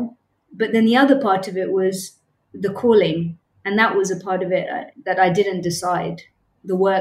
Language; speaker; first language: English; native; English